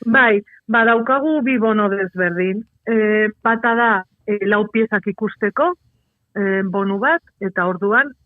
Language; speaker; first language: Basque; non-native, local second language; Spanish